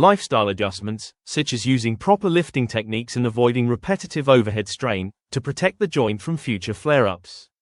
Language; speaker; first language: English; non-native, fluent; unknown